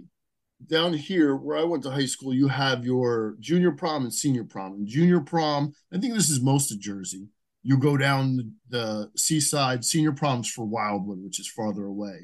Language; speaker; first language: English; native; English